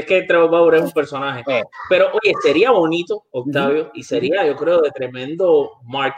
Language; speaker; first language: Spanish; native; Spanish